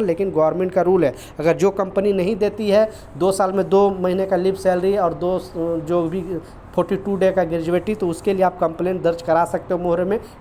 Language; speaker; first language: Hindi; native; Hindi